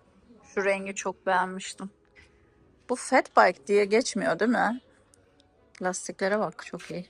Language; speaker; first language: Turkish; native; Turkish